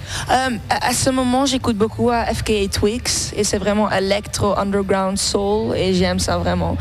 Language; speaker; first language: French; non-native, learner; Dutch